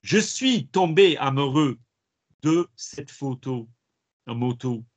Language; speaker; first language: French; non-native, fluent; English